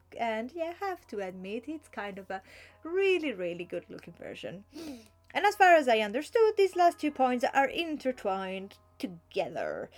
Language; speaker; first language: English; non-native, fluent; Italian